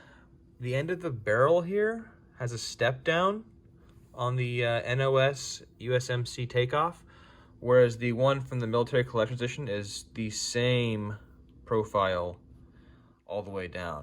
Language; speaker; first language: English; native; English